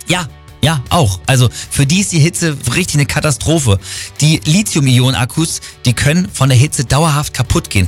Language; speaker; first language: German; native; German